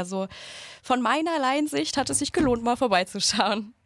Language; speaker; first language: German; native; German